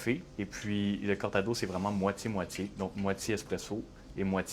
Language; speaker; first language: French; native; French